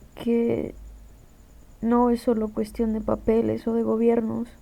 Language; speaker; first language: Spanish; early bilingual, heritage; Spanish